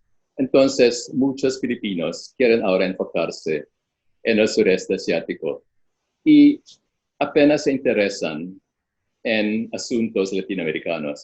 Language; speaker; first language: Spanish; non-native, fluent; Filipino